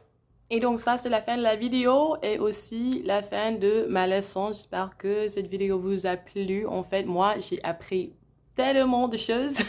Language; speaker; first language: French; non-native, fluent; English